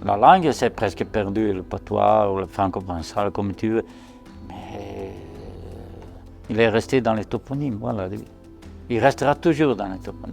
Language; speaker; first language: French; non-native, local second language; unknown